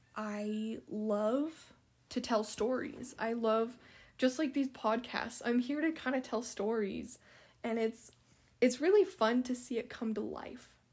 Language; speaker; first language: English; native; English